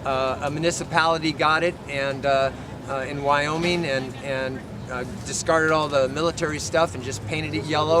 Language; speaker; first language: English; native; English